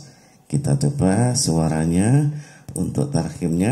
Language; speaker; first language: Indonesian; native; Indonesian